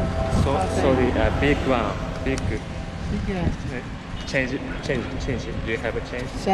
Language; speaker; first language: English; non-native, learner; Japanese